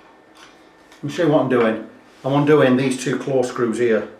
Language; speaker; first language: English; native; English